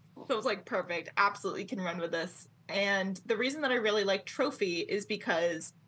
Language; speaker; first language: English; native; English